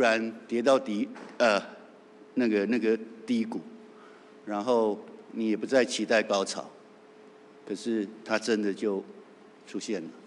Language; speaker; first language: Chinese; native; Chinese